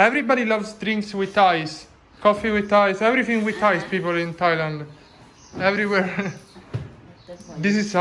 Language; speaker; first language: English; non-native, fluent; Italian